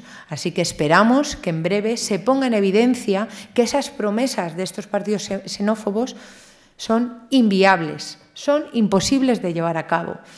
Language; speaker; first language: Spanish; native; Spanish